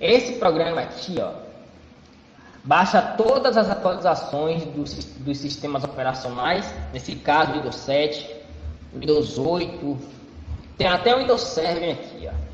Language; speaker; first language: Portuguese; native; Portuguese